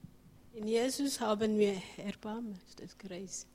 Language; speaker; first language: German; non-native, learner; English